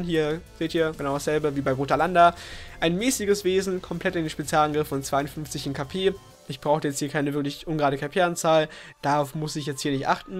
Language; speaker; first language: German; native; German